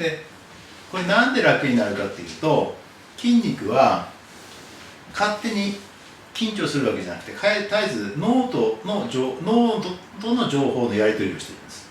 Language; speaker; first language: Japanese; native; Japanese